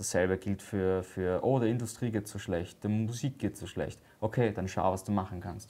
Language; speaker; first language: German; native; German